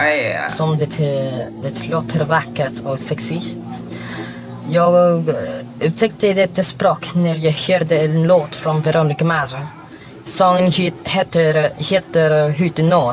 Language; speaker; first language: Swedish; non-native, learner; Filipino